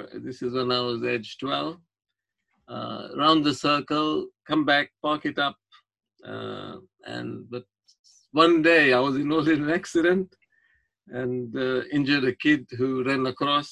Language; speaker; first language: English; non-native, local second language; Gujarati